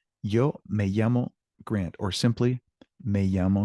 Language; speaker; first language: Spanish; non-native, fluent; English